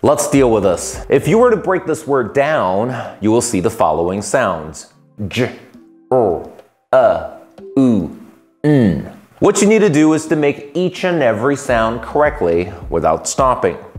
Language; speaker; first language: English; non-native, fluent; Chinese